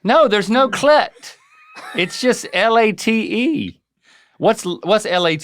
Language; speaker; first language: English; native; English